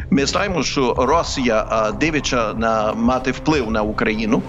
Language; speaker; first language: Ukrainian; early bilingual, heritage; Ukrainian